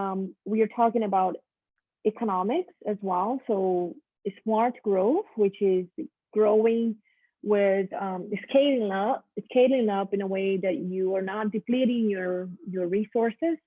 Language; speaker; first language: English; non-native, fluent; Portuguese